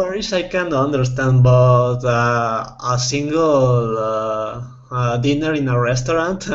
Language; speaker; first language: English; non-native, fluent; Spanish